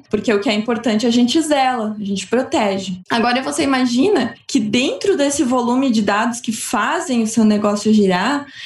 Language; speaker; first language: Portuguese; native; Portuguese